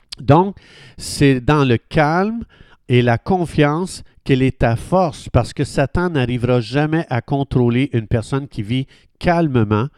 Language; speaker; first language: French; native; French